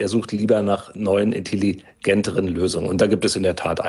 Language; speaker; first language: German; native; German